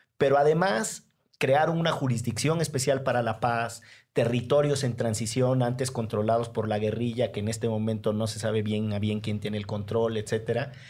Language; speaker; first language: Spanish; native; Spanish